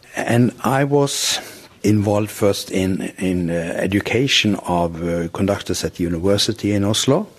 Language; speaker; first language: English; non-native, fluent; Norwegian